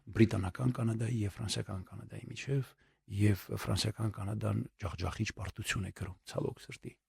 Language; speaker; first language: Armenian; native; Armenian